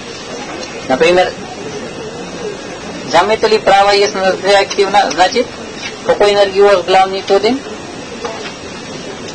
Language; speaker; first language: Russian; non-native, learner; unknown